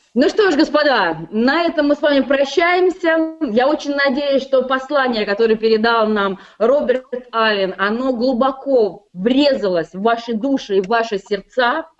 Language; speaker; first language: Russian; native; Russian